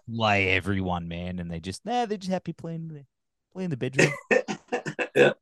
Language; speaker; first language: English; native; English